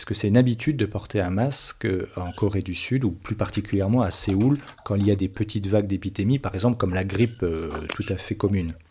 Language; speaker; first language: French; native; French